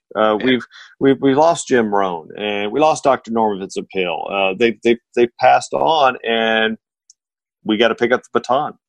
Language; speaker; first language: English; native; English